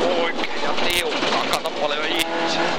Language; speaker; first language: Finnish; native; Finnish